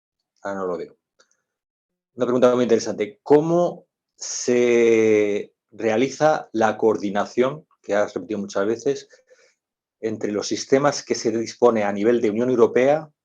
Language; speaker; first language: Spanish; native; Spanish